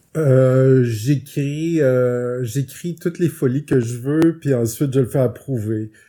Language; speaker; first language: French; native; French